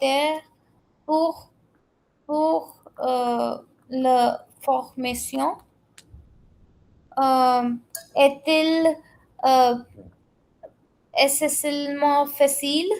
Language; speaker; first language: French; non-native, learner; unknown